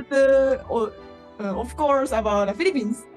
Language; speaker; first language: English; non-native, learner; Japanese